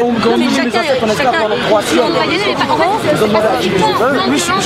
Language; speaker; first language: French; native; French